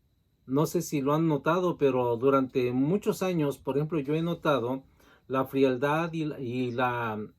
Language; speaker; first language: Spanish; native; Spanish